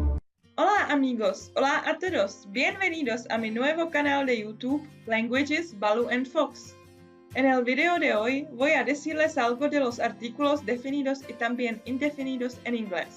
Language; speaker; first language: Spanish; non-native, fluent; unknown